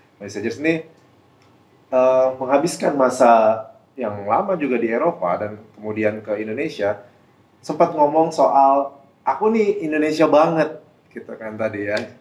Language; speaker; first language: Indonesian; native; Indonesian